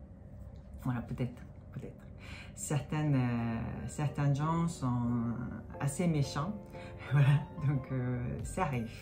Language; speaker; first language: French; non-native, fluent; Japanese